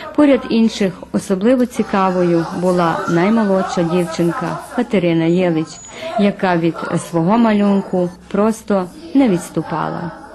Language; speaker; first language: Ukrainian; early bilingual, heritage; Ukrainian